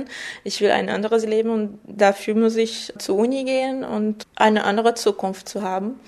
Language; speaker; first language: German; non-native, fluent; Portuguese